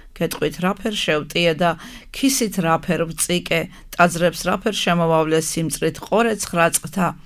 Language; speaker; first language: Georgian; native; Georgian